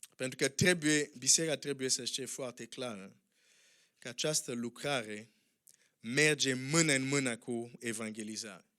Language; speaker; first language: Romanian; non-native, fluent; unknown